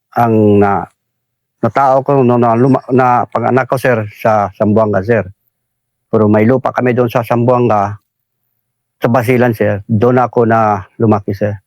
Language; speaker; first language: Filipino; non-native, local second language; Cebuano